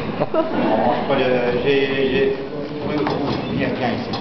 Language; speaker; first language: French; non-native, learner; English